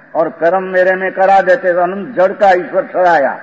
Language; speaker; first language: Hindi; non-native, local second language; Gujarati